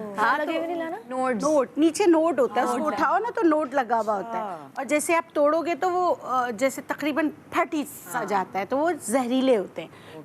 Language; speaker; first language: Urdu; non-native, local second language; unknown